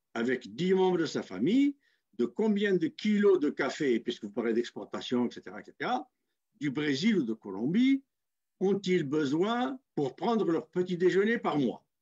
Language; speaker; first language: French; non-native, local second language; Kabyle